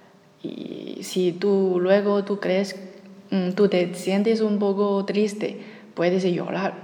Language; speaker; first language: Spanish; non-native, learner; Chinese